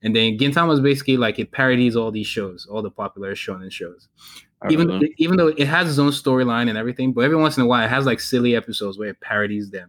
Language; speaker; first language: English; non-native, local second language; Igbo